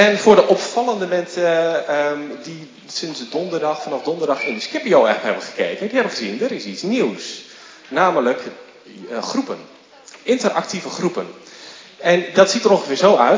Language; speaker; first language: Dutch; native; Dutch